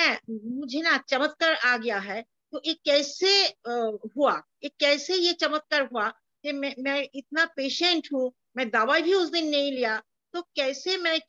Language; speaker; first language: Hindi; non-native, local second language; Bangla